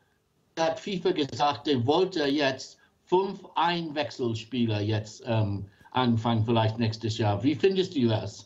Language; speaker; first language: German; non-native, learner; English